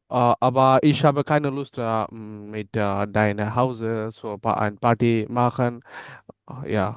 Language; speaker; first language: German; non-native, learner; Bangla